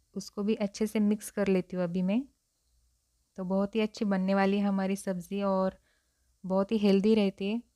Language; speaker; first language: Hindi; non-native, local second language; Marathi